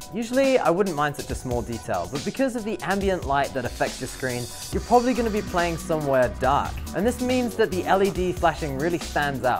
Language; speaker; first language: English; native; English